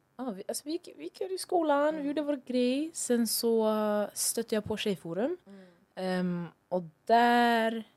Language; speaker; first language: Swedish; early bilingual, other home language; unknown